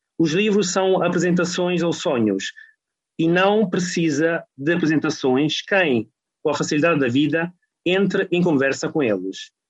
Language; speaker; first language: Portuguese; non-native, fluent; Italian